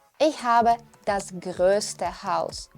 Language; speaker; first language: German; non-native, fluent; Ukrainian